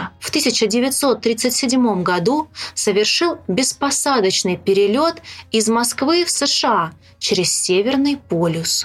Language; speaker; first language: Russian; native; Russian